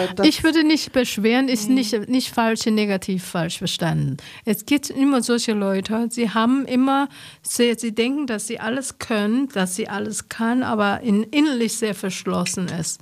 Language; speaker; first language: German; non-native, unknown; Chinese